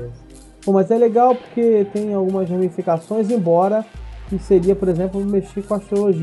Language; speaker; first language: Portuguese; native; Portuguese